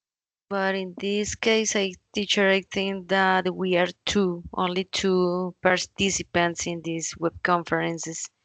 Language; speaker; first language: English; non-native, learner; Spanish